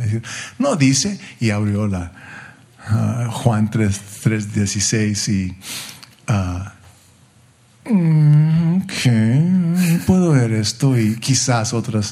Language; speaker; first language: Spanish; early bilingual, heritage; English